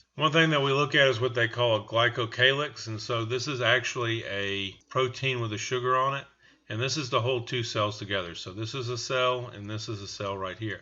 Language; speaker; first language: English; native; English